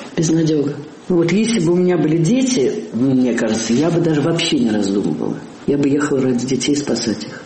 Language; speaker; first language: Russian; native; Russian